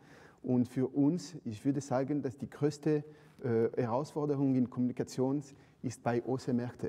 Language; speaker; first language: German; non-native, fluent; French